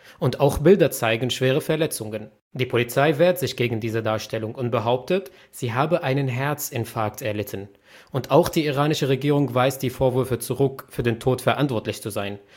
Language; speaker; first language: German; native; German